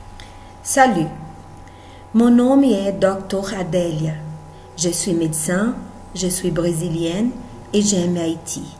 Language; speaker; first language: French; non-native, learner; Portuguese